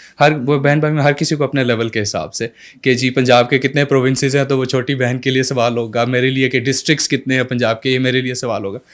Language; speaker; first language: Urdu; non-native, local second language; Saraiki